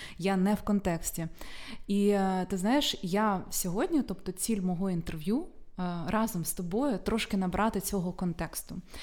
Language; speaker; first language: Ukrainian; native; Ukrainian